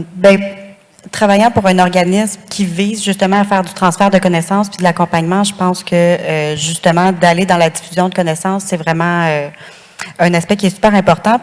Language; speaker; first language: French; native; French